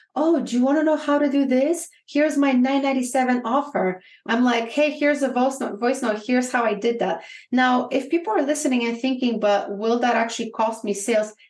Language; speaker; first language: English; non-native, fluent; Bulgarian